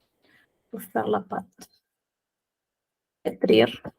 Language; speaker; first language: French; non-native, fluent; Spanish